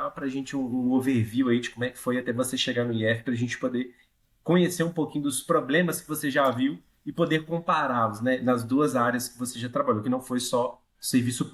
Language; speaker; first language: Portuguese; native; Portuguese